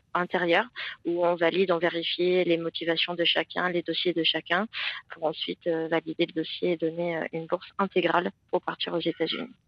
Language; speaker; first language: French; non-native, fluent; English